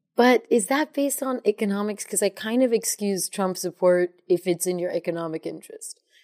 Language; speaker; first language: English; native; English